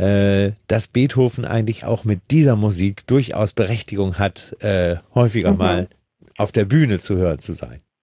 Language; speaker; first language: German; native; German